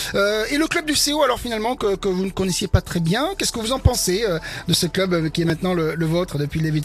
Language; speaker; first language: French; native; French